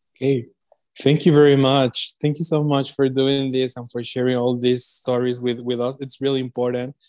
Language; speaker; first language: English; non-native, fluent; Spanish